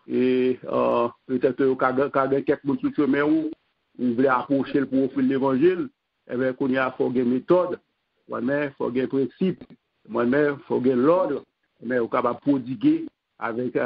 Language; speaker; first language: French; non-native, local second language; Haitian Creole